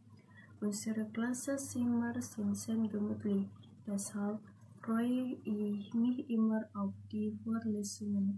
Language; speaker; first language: German; non-native, learner; Indonesian